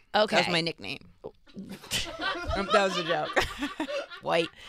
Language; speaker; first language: English; native; English